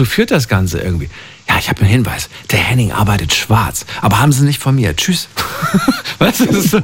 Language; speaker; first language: German; native; German